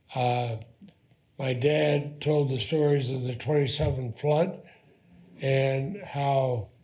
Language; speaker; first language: English; native; English